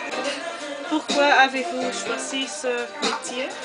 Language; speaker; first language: French; non-native, learner; Dutch